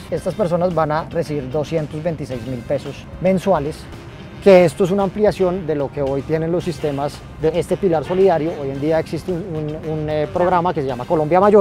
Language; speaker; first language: Spanish; native; Spanish